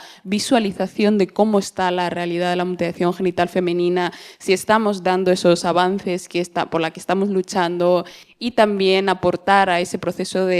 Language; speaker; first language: Spanish; native; Spanish